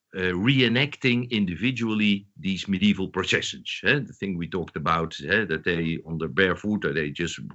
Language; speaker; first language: English; non-native, fluent; Dutch